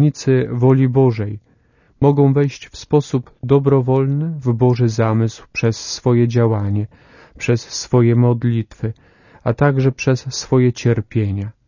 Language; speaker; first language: Polish; native; Polish